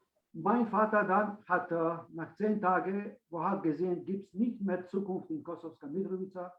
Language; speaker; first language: German; non-native, fluent; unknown